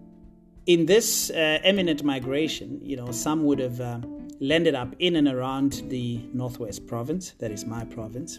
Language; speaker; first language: English; non-native, local second language; Tswana